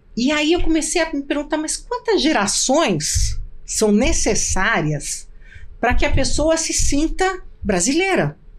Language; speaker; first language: Portuguese; early bilingual, other home language; Arabic